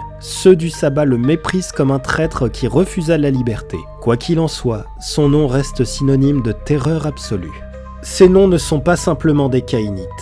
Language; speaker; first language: French; native; French